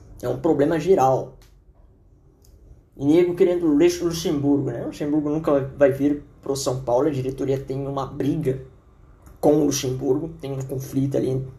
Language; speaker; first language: Portuguese; native; Portuguese